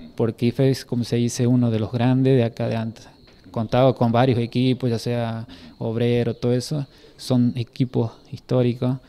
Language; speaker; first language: Spanish; native; Spanish